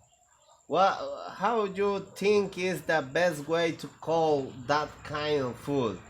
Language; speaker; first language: English; non-native, learner; Spanish